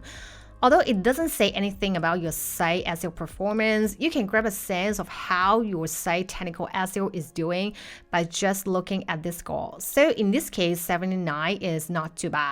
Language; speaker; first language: English; non-native, fluent; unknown